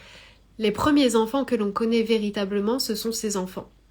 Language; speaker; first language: French; native; French